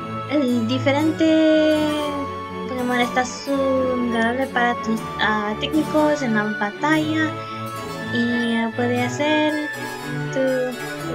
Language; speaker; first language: Spanish; early bilingual, heritage; Spanish